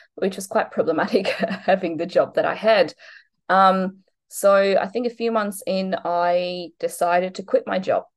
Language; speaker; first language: English; non-native, fluent; Polish